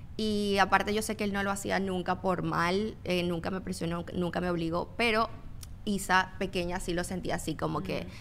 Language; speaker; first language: Spanish; native; Spanish